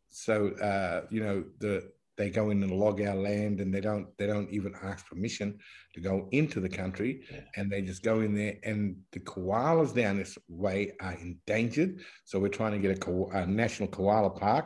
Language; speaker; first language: English; native; English